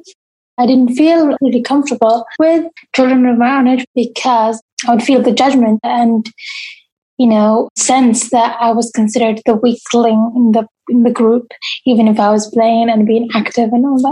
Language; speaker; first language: English; non-native, fluent; Arabic